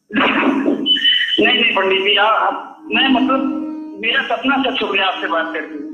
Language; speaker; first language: Hindi; native; Hindi